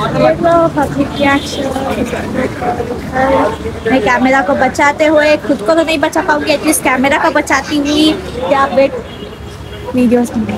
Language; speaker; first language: Hindi; non-native, local second language; Bangla